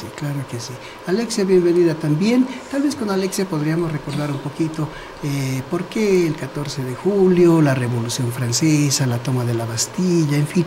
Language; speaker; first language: Spanish; native; Spanish